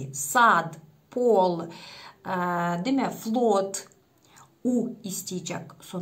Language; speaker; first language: Turkish; non-native, fluent; Russian